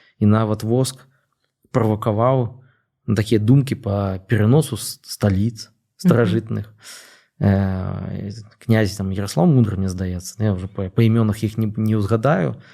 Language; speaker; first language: Belarusian; non-native, local second language; Russian